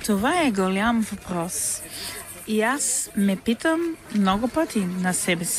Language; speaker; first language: Bulgarian; non-native, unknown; Dutch